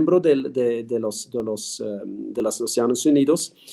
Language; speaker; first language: Spanish; non-native, fluent; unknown